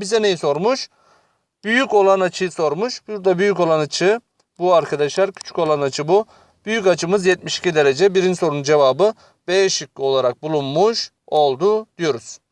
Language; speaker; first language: Turkish; native; Turkish